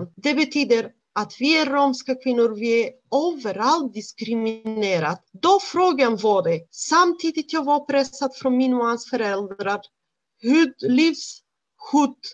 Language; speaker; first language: Swedish; non-native, fluent; Romanian